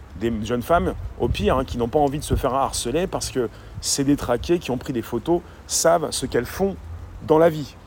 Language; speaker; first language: French; native; French